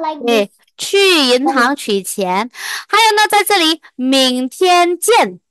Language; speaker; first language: Chinese; non-native, fluent; Indonesian